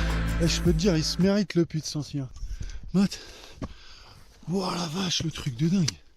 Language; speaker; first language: French; native; French